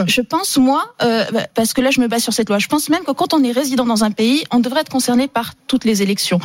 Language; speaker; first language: French; non-native, local second language; Arabic